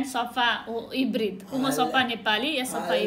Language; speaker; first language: Hebrew; non-native, learner; Nepali